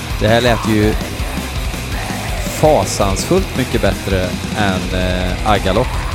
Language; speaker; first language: Swedish; native; Swedish